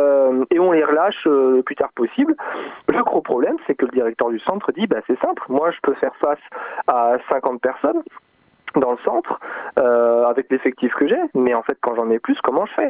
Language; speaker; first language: French; native; French